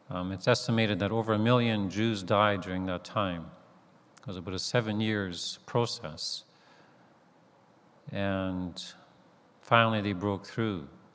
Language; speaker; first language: English; native; English